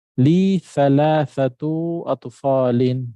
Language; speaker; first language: Arabic; non-native, fluent; Filipino